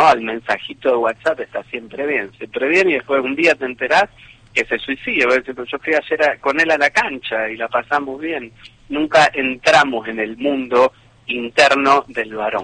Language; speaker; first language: Spanish; native; Spanish